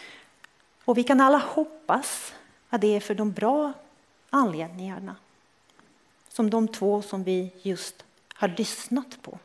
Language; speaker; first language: Swedish; non-native, fluent; Croatian